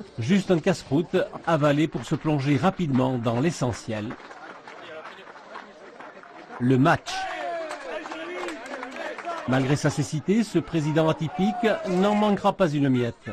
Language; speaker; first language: French; native; French